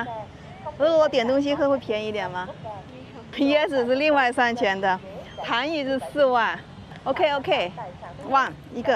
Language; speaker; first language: Chinese; native; Chinese